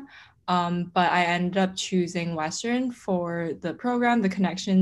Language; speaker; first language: English; non-native, local second language; Cantonese